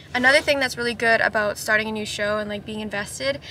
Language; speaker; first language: English; early bilingual, other home language; Japanese